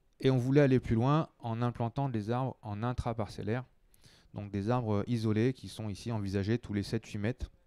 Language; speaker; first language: French; native; French